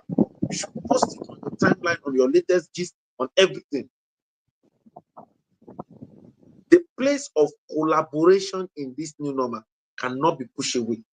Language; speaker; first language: English; non-native, local second language; Yoruba